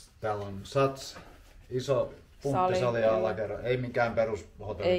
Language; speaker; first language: Finnish; native; Finnish